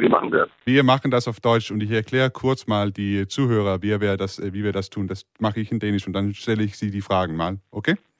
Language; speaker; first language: German; non-native, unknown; Danish